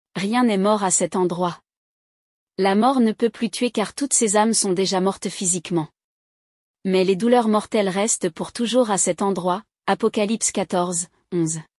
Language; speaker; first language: French; non-native, local second language; Rundi